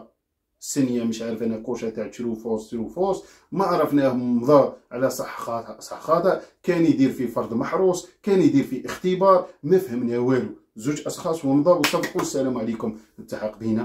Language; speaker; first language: Arabic; native; Arabic